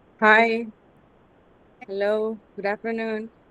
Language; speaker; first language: English; non-native, fluent; Spanish